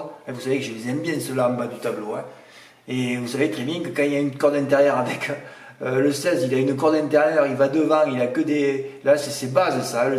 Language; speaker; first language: French; native; French